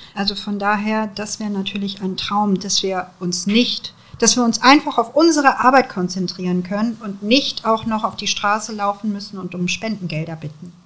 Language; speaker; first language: German; early bilingual, other home language; Serbian